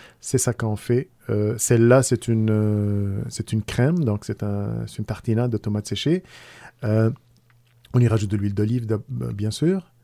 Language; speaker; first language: French; non-native, local second language; Arabic